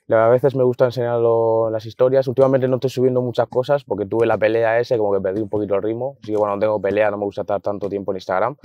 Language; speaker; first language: Spanish; early bilingual, other home language; Arabic